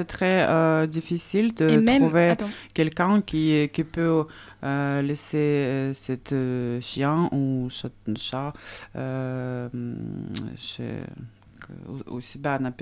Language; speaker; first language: French; non-native, learner; Russian